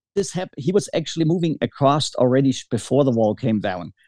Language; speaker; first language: English; early bilingual, other home language; German